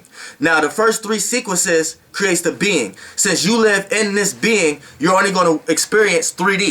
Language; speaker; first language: English; native; English